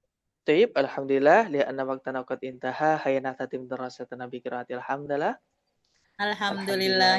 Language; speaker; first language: Arabic; non-native, fluent; Indonesian